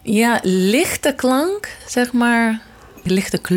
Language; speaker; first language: Dutch; non-native, fluent; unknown